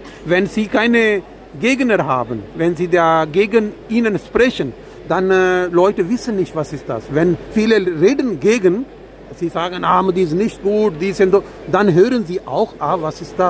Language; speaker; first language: German; non-native, learner; Urdu